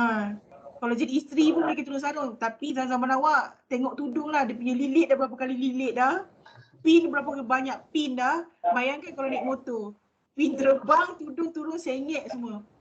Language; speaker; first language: Malay; native; Malay